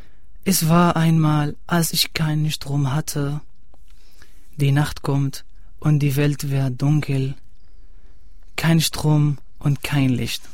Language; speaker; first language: German; non-native, learner; Arabic